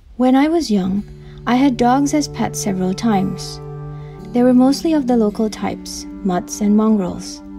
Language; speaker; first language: English; non-native, fluent; Indonesian